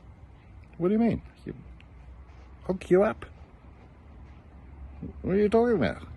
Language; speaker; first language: English; native; English